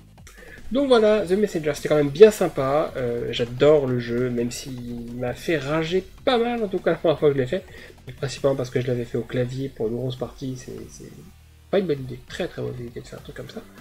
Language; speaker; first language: French; native; French